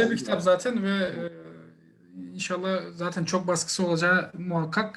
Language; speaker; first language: Turkish; native; Turkish